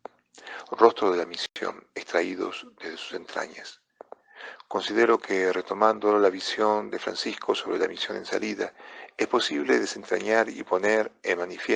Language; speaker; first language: Spanish; non-native, fluent; Italian